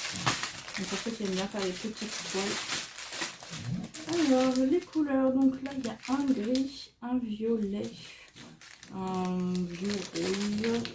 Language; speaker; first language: French; native; French